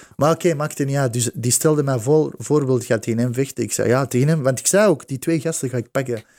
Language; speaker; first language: Dutch; early bilingual, other home language; Bosnian